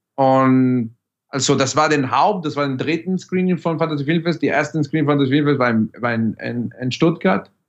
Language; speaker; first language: German; non-native, fluent; Spanish